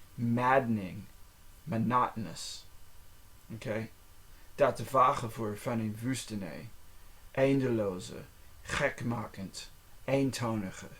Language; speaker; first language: Dutch; non-native, learner; English